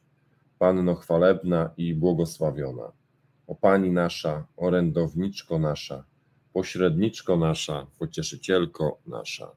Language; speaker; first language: Polish; native; Polish